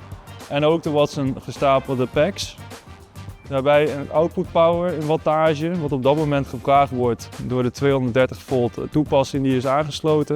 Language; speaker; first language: Dutch; native; Dutch